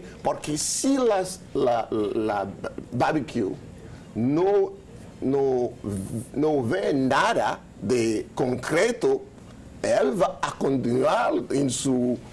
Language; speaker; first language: Spanish; non-native, learner; Haitian Creole